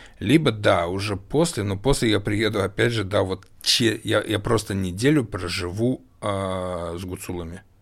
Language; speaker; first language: Russian; native; Russian